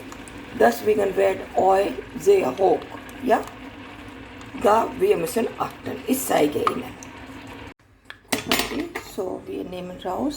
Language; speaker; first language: German; non-native, learner; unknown